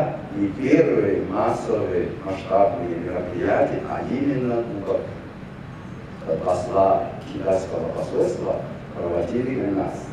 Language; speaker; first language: Russian; non-native, fluent; Chinese